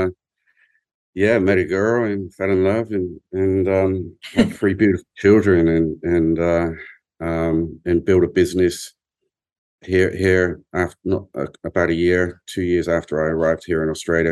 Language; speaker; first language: English; native; English